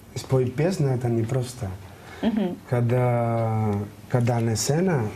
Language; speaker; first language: Russian; non-native, learner; Spanish